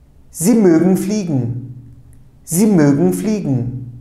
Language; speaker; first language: German; non-native, fluent; Turkish